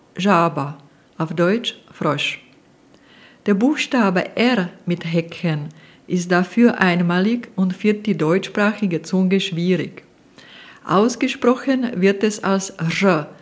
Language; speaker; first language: German; non-native, fluent; Czech